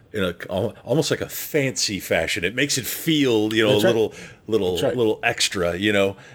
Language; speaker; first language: English; native; English